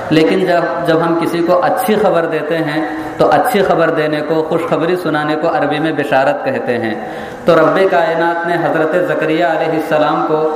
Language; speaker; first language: Urdu; native; Urdu